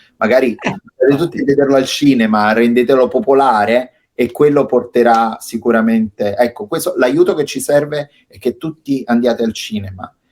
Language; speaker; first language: Italian; native; Italian